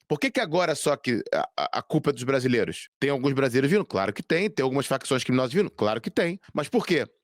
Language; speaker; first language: Portuguese; native; Portuguese